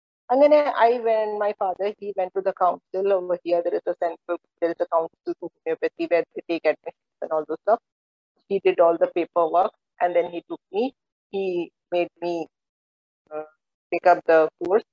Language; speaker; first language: English; non-native, local second language; Malayalam